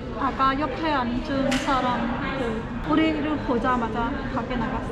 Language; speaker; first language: Korean; non-native, learner; Khmer